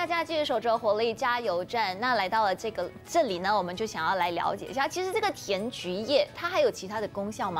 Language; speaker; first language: Chinese; native; Chinese